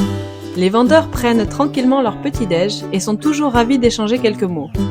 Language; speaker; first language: French; native; French